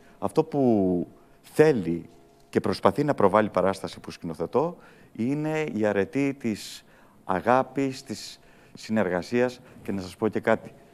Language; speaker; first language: Greek; early bilingual, heritage; Greek